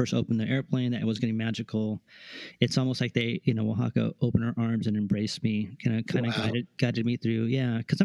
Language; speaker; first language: English; early bilingual, other home language; Spanish